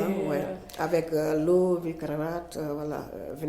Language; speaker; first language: French; non-native, learner; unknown